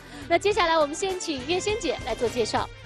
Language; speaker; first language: Chinese; native; Chinese